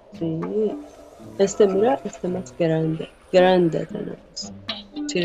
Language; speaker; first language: Spanish; non-native, learner; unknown